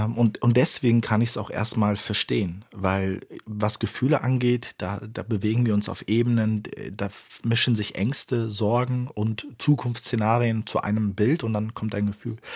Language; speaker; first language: German; early bilingual, other home language; Turkish